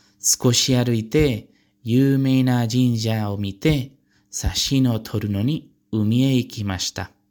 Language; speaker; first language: Japanese; non-native, learner; Spanish